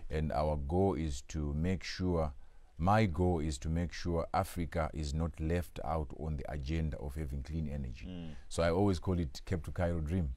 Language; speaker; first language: English; non-native, local second language; Shona